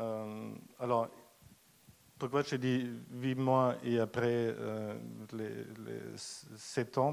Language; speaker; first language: French; non-native, fluent; German